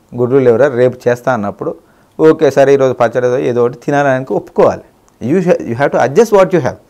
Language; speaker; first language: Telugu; native; Telugu